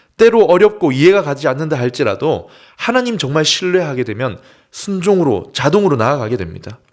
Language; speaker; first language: Korean; native; Korean